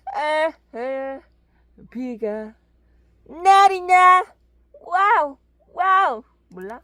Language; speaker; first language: Korean; early bilingual, heritage; English